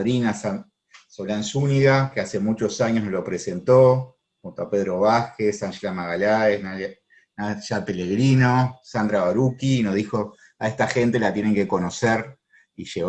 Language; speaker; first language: Spanish; native; Spanish